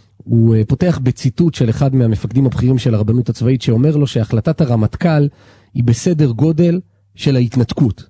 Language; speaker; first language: Hebrew; native; Hebrew